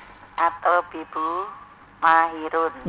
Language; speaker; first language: Arabic; non-native, learner; Indonesian